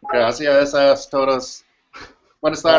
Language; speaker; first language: Spanish; non-native, learner; English